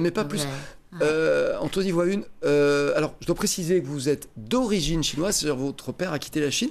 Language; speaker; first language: French; native; French